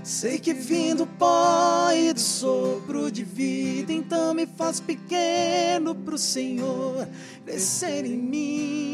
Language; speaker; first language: Portuguese; native; Portuguese